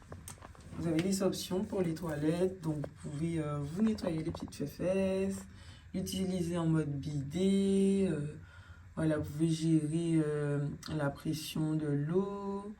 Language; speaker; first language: French; native; French